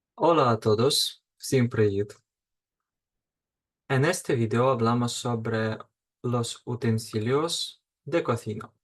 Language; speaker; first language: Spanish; non-native, fluent; Ukrainian